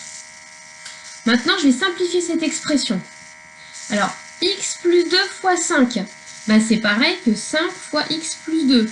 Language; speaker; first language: French; native; French